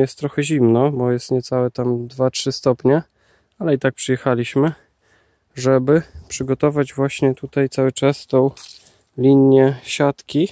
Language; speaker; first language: Polish; native; Polish